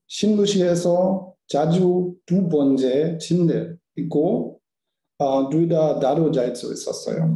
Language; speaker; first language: Korean; non-native, learner; German